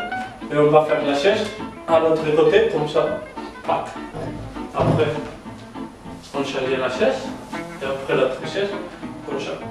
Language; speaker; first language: French; non-native, learner; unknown